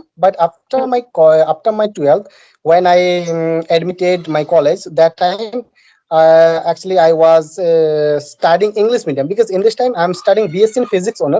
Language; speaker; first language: English; non-native, learner; Bangla